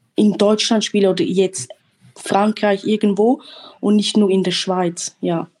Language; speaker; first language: German; native; German